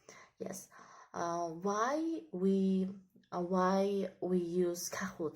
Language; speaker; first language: English; non-native, learner; Kazakh